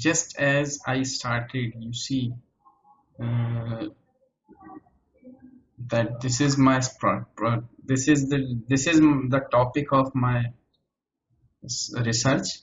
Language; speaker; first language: English; non-native, local second language; Hindi